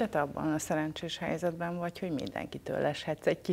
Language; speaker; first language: Hungarian; native; Hungarian